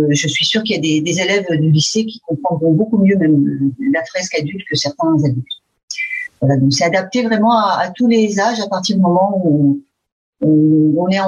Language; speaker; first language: French; native; French